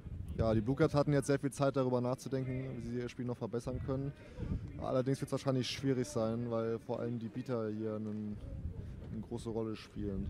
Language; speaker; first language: German; native; German